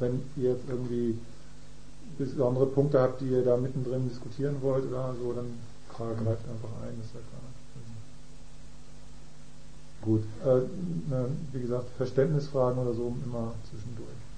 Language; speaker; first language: German; native; German